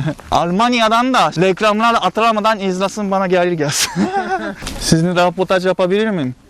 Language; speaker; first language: Turkish; non-native, fluent; Japanese